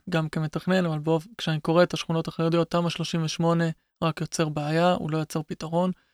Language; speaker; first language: Hebrew; native; Hebrew